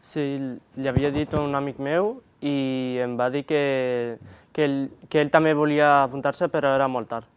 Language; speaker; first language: Catalan; non-native, learner; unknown